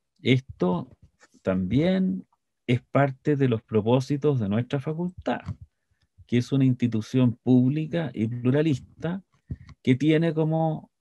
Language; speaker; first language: Spanish; native; Spanish